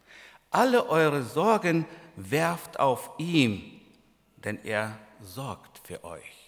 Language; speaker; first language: German; non-native, fluent; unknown